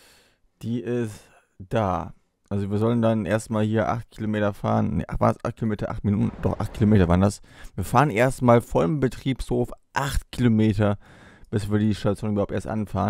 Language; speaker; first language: German; native; German